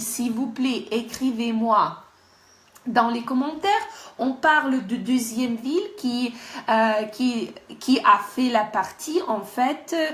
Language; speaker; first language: French; non-native, fluent; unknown